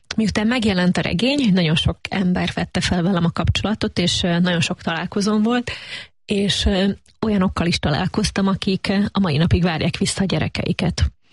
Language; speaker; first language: Hungarian; native; Hungarian